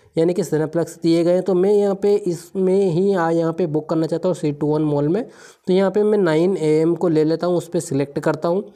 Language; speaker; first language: Hindi; native; Hindi